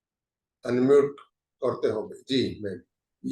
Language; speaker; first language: Hindi; native; Hindi